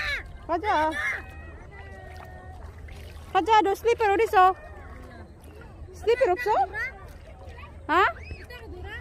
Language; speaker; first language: Korean; non-native, learner; Filipino